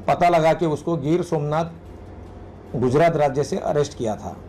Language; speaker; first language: Hindi; non-native, local second language; Marathi